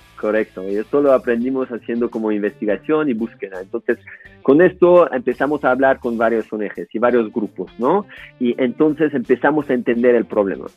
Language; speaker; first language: Spanish; non-native, fluent; French